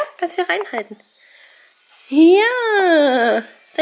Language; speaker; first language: German; native; German